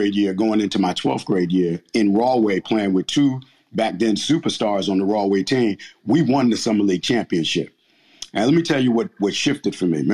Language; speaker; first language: English; native; English